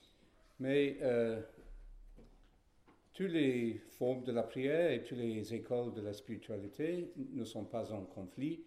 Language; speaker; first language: French; non-native, fluent; English